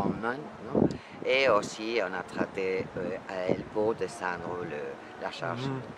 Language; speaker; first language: French; non-native, fluent; Spanish